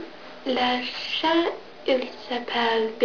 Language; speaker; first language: French; non-native, learner; English